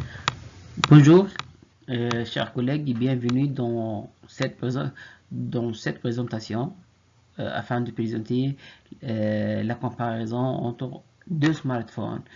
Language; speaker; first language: French; non-native, fluent; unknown